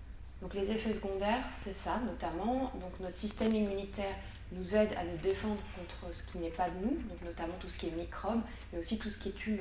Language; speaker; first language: French; native; French